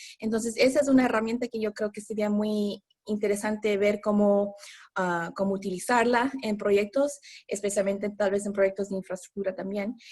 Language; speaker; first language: Spanish; early bilingual, heritage; Spanish